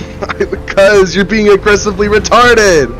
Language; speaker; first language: English; native; English